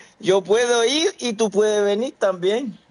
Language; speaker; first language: Spanish; non-native, fluent; Haitian Creole